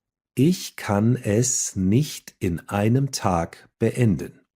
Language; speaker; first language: German; non-native, fluent; English